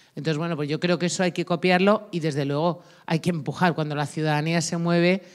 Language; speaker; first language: Spanish; native; Spanish